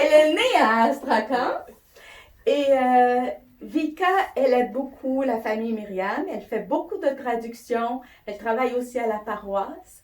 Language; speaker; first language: French; native; French